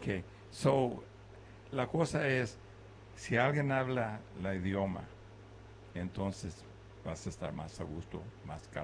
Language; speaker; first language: Spanish; early bilingual, other home language; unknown